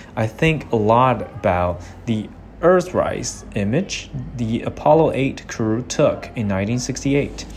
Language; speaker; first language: English; non-native, fluent; Chinese